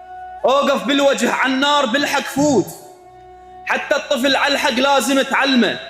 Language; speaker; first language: Arabic; native; Arabic